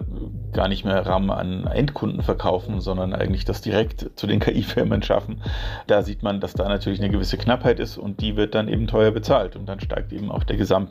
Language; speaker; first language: German; native; German